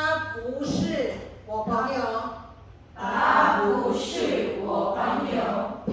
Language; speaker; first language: Chinese; non-native, fluent; Filipino